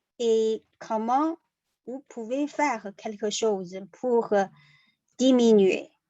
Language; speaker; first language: French; non-native, learner; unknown